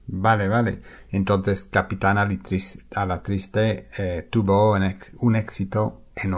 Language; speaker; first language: Spanish; non-native, fluent; English